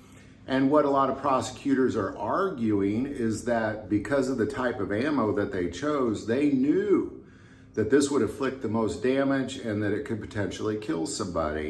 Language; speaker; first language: English; native; English